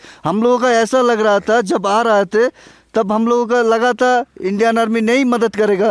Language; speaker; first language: Hindi; non-native, local second language; Bangla